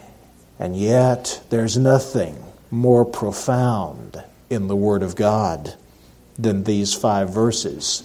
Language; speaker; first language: English; native; English